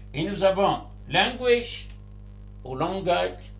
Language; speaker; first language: French; non-native, local second language; Arabic